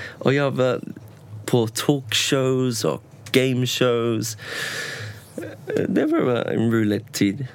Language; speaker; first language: Swedish; non-native, learner; English